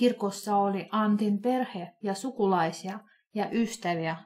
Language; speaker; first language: Finnish; non-native, fluent; Russian